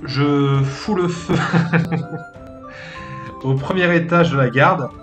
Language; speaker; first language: French; native; French